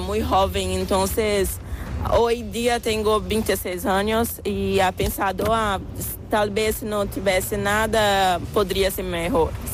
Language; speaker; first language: Spanish; non-native, fluent; Portuguese